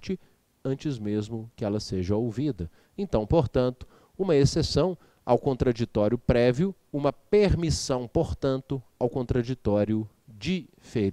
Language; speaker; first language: Portuguese; native; Portuguese